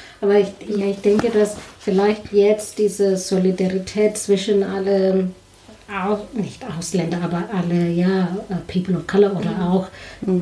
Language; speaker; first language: German; non-native, learner; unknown